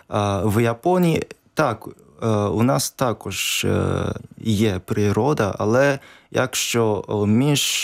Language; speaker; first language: Ukrainian; non-native, learner; Japanese